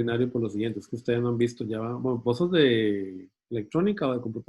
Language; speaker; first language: Spanish; native; Spanish